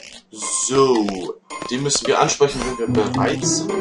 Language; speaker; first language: German; native; German